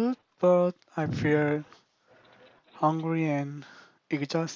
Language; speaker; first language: English; non-native, learner; Korean